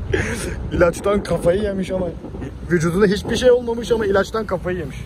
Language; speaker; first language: Turkish; native; Turkish